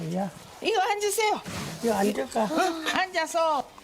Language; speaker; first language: Korean; non-native, fluent; Japanese